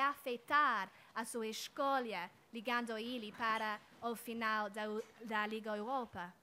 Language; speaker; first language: Portuguese; non-native, fluent; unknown